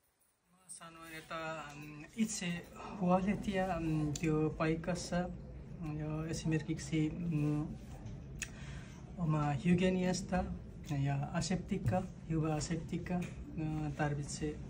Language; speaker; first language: Finnish; non-native, learner; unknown